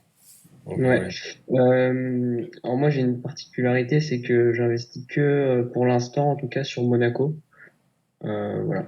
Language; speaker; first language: French; native; French